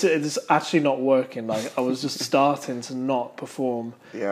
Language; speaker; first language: English; native; English